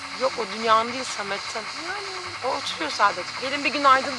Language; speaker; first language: Turkish; native; Turkish